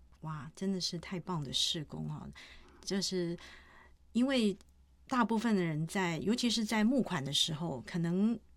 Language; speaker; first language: Chinese; native; Chinese